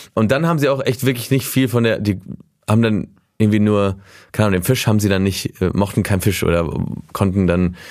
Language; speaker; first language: German; early bilingual, heritage; German